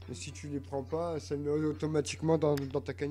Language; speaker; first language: French; native; French